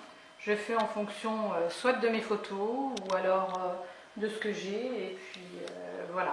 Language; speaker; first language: French; native; French